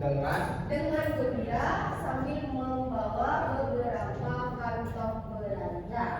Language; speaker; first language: Indonesian; non-native, learner; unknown